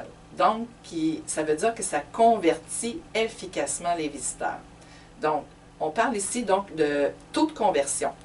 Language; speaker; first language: French; native; French